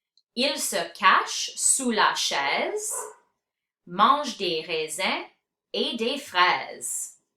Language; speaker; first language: French; non-native, fluent; English